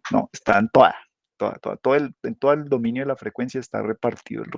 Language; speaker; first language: Spanish; native; Spanish